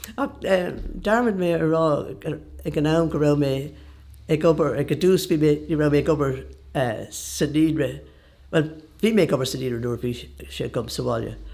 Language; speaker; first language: Irish; non-native, local second language; English